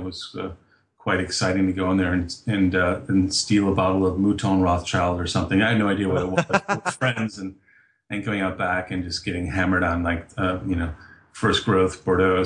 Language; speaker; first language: English; native; English